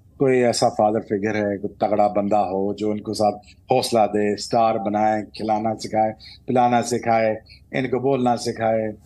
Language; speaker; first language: Urdu; non-native, local second language; Punjabi